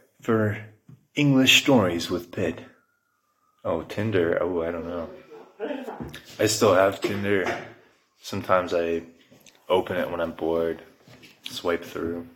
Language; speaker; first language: English; native; English